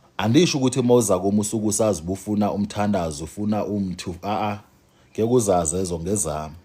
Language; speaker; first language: Zulu; non-native, local second language; Xhosa